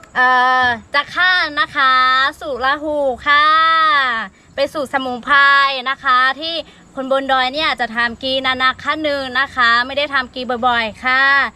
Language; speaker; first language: Thai; non-native, local second language; Lahu